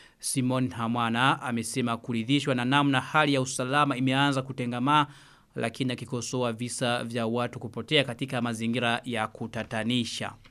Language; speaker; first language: Swahili; non-native, local second language; Rundi